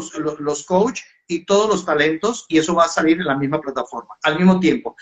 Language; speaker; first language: Spanish; native; Spanish